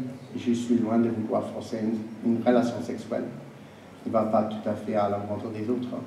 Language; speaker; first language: French; non-native, fluent; English